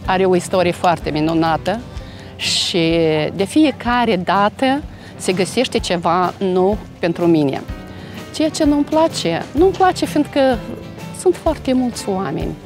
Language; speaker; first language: Romanian; non-native, fluent; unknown